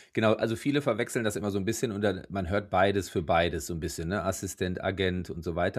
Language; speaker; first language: German; native; German